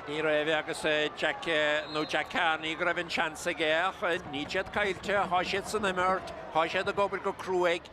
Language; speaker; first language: Irish; native; Irish